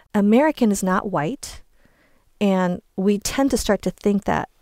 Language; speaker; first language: English; native; English